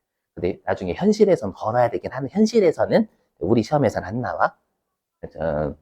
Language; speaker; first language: Korean; native; Korean